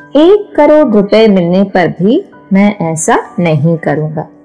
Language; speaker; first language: Hindi; non-native, local second language; Malayalam